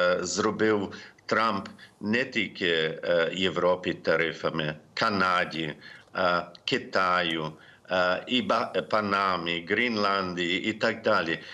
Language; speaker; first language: Ukrainian; early bilingual, heritage; Ukrainian